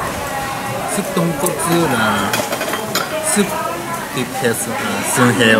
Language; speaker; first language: Vietnamese; non-native, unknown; Japanese